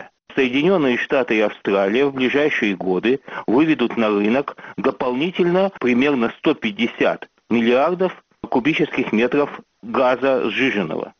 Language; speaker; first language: Russian; native; Russian